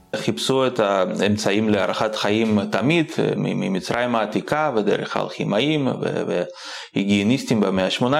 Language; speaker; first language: Hebrew; non-native, fluent; Russian